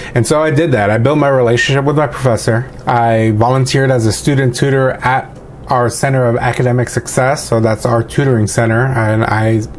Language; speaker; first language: English; native; English